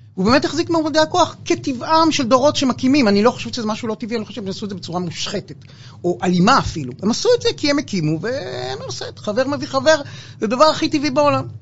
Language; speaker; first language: Hebrew; native; Hebrew